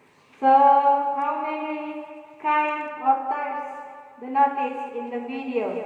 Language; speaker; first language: English; non-native, learner; Indonesian